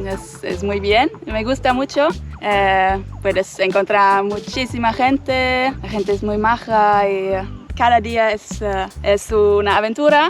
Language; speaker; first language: Spanish; non-native, fluent; German